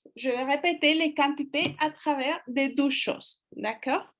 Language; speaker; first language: French; non-native, fluent; Spanish